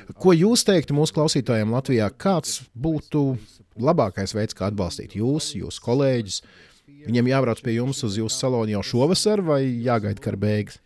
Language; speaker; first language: Latvian; native; Latvian